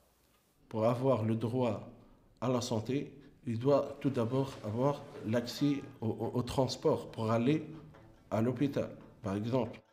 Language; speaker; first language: French; non-native, local second language; Arabic